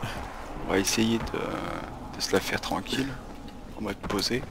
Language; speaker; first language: French; native; French